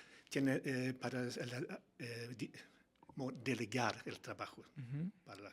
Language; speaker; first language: Spanish; non-native, learner; Swedish